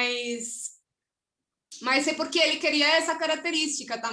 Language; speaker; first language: Portuguese; non-native, fluent; Spanish